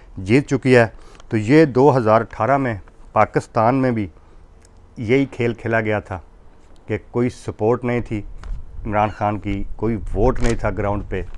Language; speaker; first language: Urdu; non-native, local second language; Punjabi